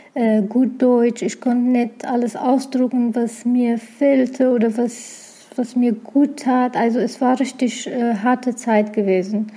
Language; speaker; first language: German; non-native, learner; Arabic